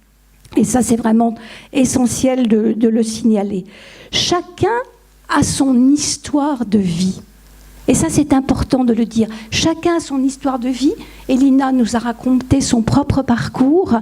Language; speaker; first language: French; native; French